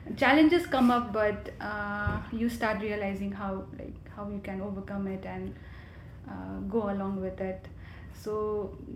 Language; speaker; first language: English; non-native, local second language; Nepali